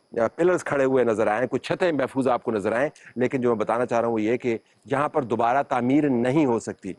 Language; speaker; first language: Urdu; native; Urdu